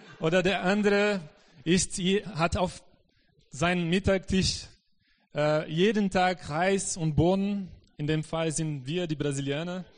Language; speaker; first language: German; non-native, fluent; Portuguese